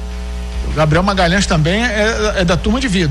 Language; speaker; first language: Portuguese; native; Portuguese